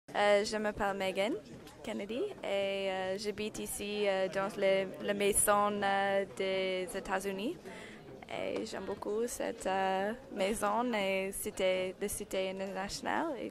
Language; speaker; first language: French; non-native, learner; English